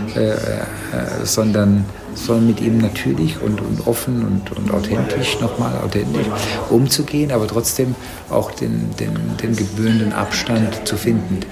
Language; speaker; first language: German; native; German